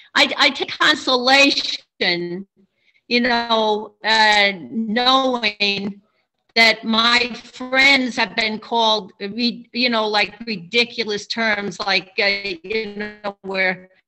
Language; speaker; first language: English; native; English